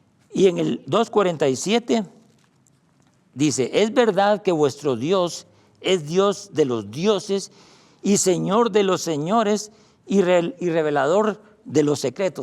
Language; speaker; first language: Spanish; native; Spanish